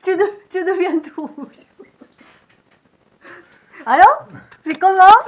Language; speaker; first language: French; non-native, fluent; Japanese